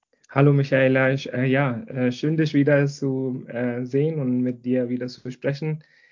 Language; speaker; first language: German; non-native, fluent; Hindi